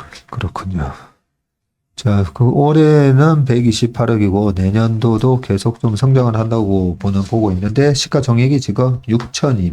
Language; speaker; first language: Korean; native; Korean